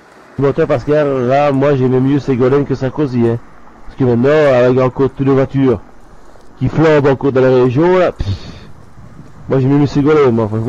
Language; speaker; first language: French; native; French